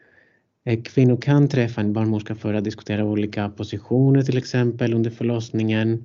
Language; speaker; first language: Swedish; non-native, fluent; Greek